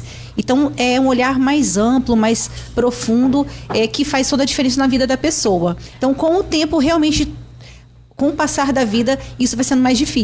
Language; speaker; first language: Portuguese; native; Portuguese